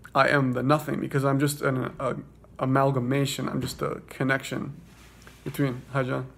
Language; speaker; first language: English; native; English